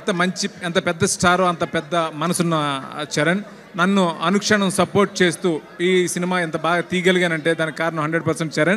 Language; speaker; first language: Telugu; native; Telugu